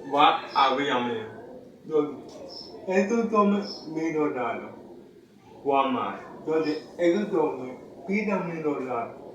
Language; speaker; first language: Spanish; non-native, learner; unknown